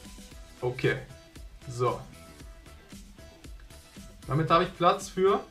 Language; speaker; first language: German; native; German